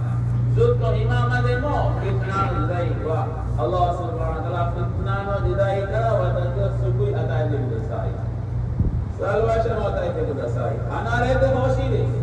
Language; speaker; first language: Japanese; non-native, learner; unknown